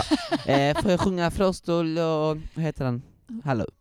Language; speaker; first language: Swedish; early bilingual, other home language; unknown